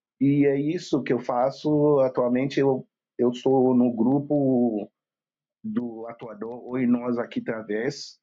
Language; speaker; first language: Portuguese; non-native, fluent; Yoruba